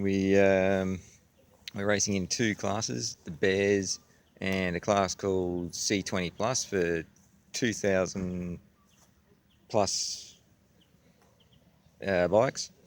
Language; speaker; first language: English; native; English